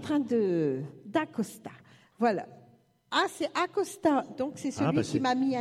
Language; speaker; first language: French; native; French